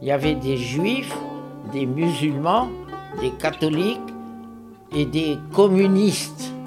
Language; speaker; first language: French; native; French